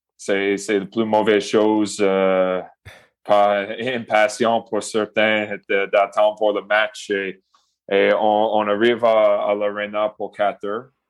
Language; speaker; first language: French; non-native, local second language; English